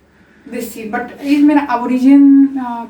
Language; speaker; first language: English; non-native, learner; Spanish